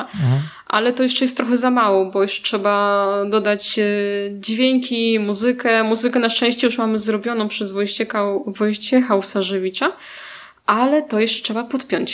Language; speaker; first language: Polish; native; Polish